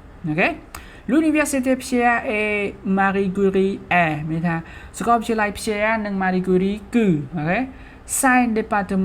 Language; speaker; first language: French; non-native, fluent; Khmer